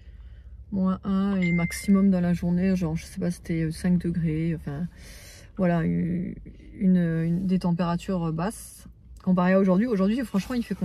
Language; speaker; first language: French; native; French